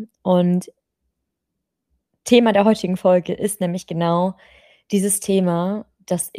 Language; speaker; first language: German; native; German